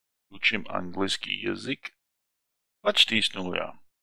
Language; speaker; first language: Russian; non-native, fluent; English